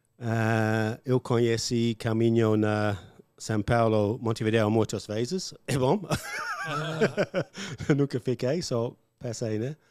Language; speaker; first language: Portuguese; non-native, learner; English